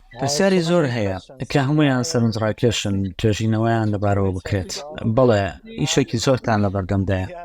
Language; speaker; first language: Central Kurdish; native; Central Kurdish